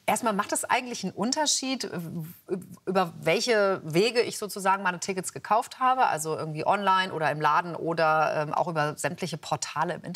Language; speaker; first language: German; native; German